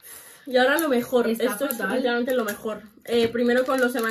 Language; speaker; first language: Spanish; native; Spanish